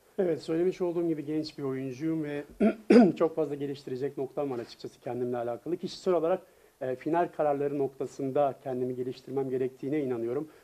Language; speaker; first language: Turkish; native; Turkish